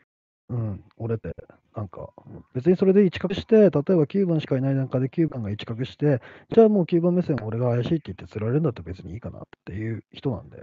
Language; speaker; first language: Japanese; native; Japanese